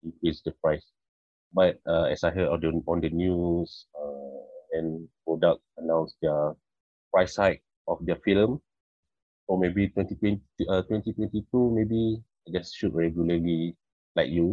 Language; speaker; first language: English; non-native, local second language; Malay